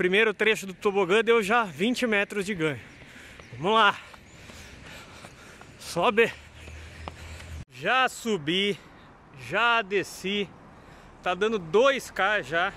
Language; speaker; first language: Portuguese; native; Portuguese